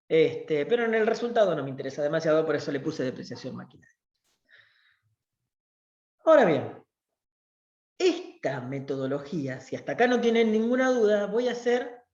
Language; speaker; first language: Spanish; native; Spanish